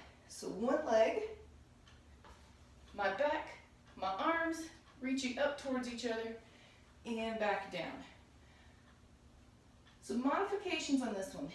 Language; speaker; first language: English; native; English